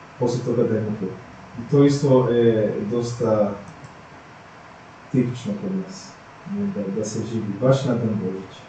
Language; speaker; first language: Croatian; non-native, fluent; Portuguese